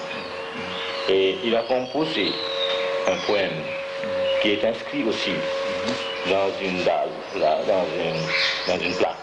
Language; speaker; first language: French; non-native, local second language; Bangla